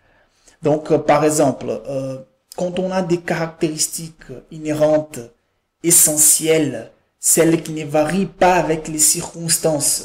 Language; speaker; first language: French; non-native, fluent; Portuguese